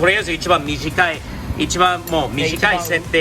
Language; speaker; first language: Japanese; non-native, fluent; English